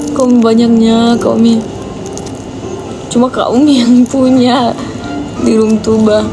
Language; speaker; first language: Indonesian; native; Indonesian